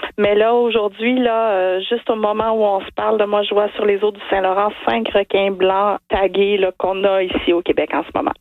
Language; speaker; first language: French; native; French